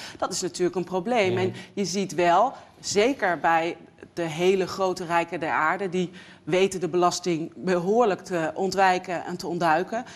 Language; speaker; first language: Dutch; native; Dutch